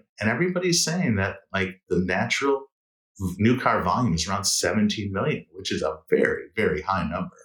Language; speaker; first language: English; native; English